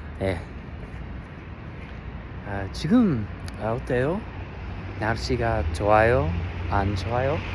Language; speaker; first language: Korean; non-native, learner; English